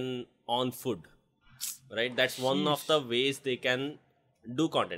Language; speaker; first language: English; non-native, local second language; Kannada